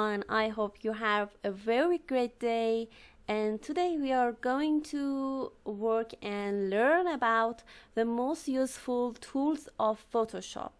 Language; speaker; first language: English; non-native, fluent; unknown